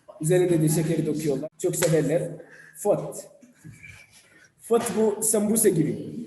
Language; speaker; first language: Turkish; non-native, learner; Arabic